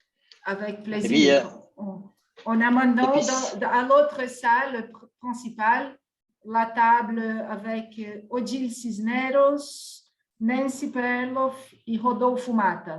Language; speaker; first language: French; non-native, fluent; Portuguese